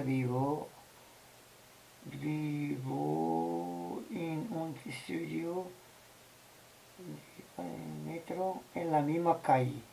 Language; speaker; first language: Spanish; non-native, learner; Arabic